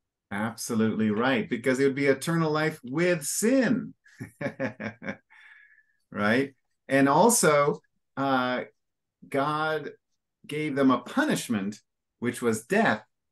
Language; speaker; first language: English; native; English